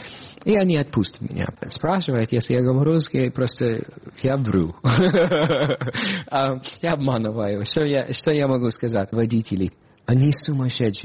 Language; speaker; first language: Russian; non-native, fluent; English